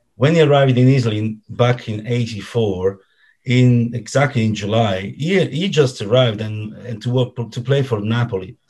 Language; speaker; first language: English; non-native, fluent; Italian